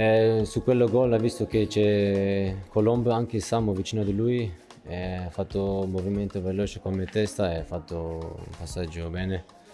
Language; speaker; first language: Italian; non-native, fluent; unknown